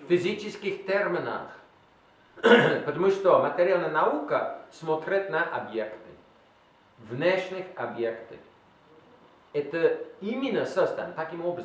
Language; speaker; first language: Russian; non-native, learner; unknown